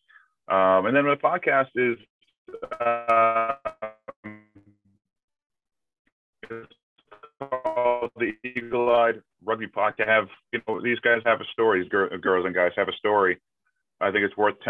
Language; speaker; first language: English; native; English